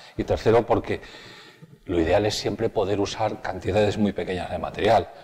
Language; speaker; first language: Spanish; native; Spanish